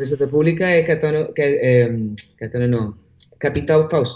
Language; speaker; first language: Portuguese; non-native, learner; Spanish